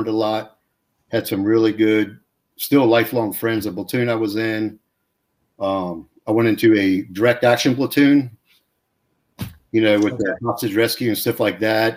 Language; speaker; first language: English; native; English